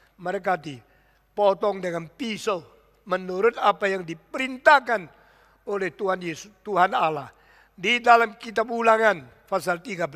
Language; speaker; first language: Indonesian; early bilingual, other home language; Min Nan Chinese